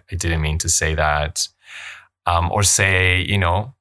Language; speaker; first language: English; non-native, fluent; Spanish